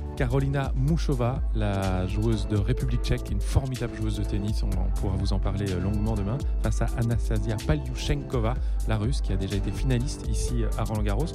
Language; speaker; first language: French; native; French